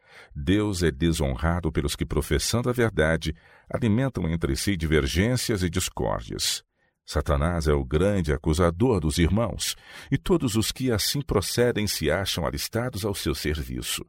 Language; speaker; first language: Portuguese; native; Portuguese